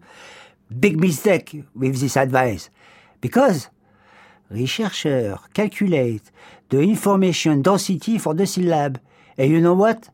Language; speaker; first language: English; non-native, fluent; French